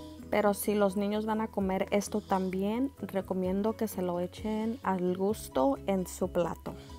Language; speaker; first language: Spanish; early bilingual, heritage; Spanish